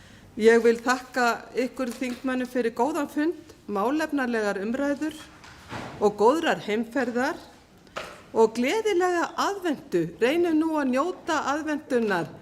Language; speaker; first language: Icelandic; native; Icelandic